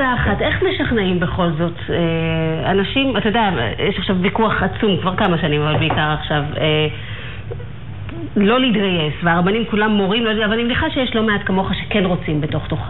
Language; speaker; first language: Hebrew; native; Hebrew